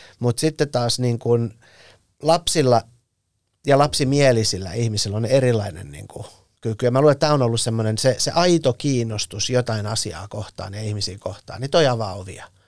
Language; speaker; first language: Finnish; early bilingual, other home language; Persian